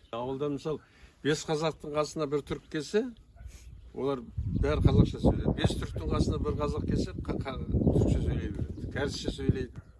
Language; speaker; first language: Kazakh; non-native, local second language; Turkish